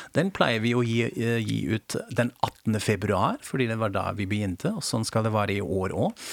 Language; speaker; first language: Norwegian; non-native, fluent; German